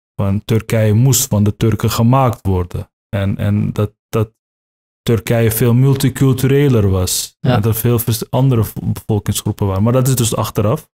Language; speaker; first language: Dutch; early bilingual, other home language; Turkish